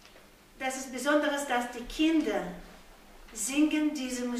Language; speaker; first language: German; non-native, fluent; Russian